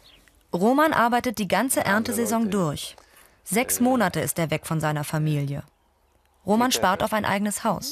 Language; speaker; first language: German; native; German